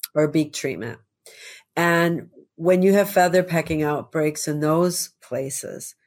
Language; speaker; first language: English; native; English